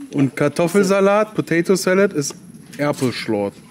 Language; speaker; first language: German; native; German